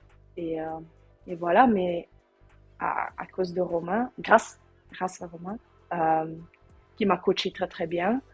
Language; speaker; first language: French; non-native, learner; Dutch